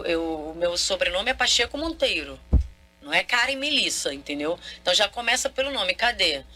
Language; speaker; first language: Portuguese; non-native, local second language; Kabuverdianu